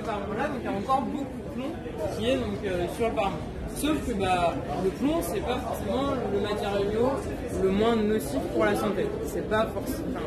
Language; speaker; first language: French; native; French